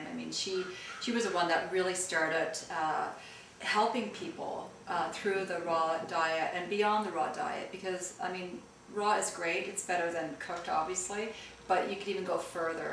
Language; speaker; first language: English; early bilingual, other home language; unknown